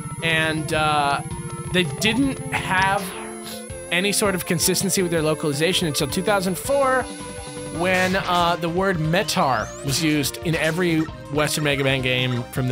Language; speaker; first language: English; native; English